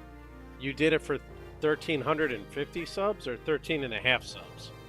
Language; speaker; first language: English; native; English